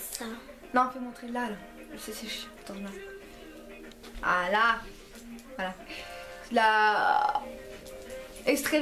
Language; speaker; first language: French; early bilingual, other home language; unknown